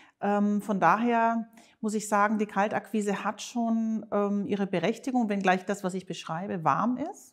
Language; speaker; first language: German; native; German